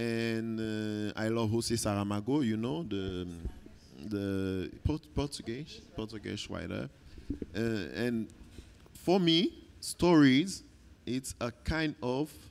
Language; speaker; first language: English; non-native, learner; Haitian Creole